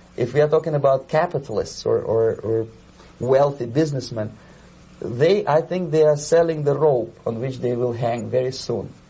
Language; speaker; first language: English; native; English